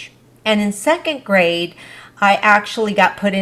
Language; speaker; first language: English; early bilingual, other home language; Spanish